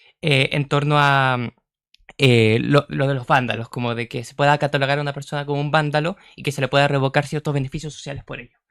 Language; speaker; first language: Spanish; native; Spanish